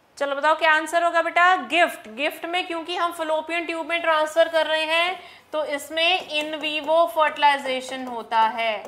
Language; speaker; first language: Hindi; non-native, local second language; Punjabi